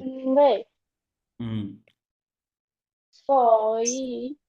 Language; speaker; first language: Chinese; non-native, learner; Urdu